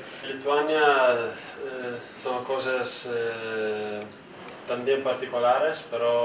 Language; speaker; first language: Spanish; non-native, learner; Lithuanian